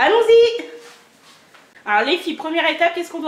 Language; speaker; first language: French; native; French